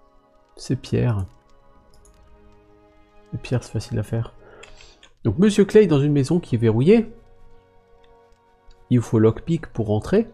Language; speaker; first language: French; native; French